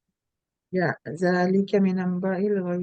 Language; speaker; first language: Arabic; non-native, learner; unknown